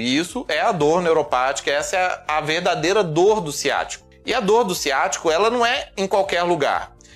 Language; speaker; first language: Portuguese; native; Portuguese